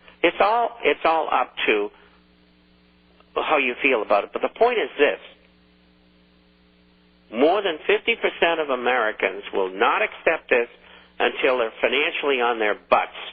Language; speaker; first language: English; native; English